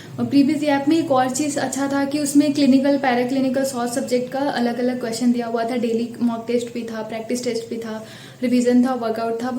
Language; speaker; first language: Hindi; native; Hindi